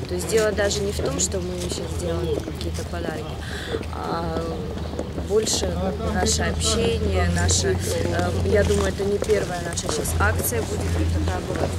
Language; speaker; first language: Russian; native; Russian